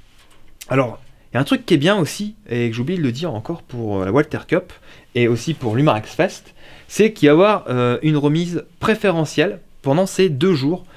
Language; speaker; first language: French; native; French